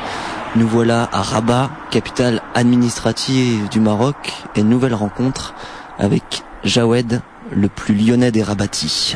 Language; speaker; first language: French; native; French